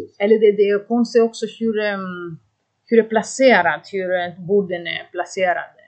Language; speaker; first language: Swedish; non-native, fluent; Greek